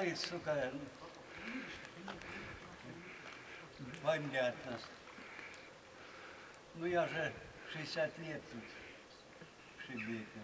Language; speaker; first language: Russian; native; Russian